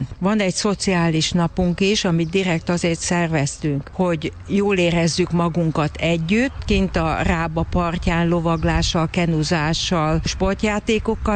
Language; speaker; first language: Hungarian; native; Hungarian